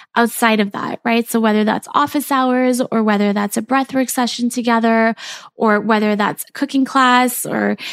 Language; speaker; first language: English; native; English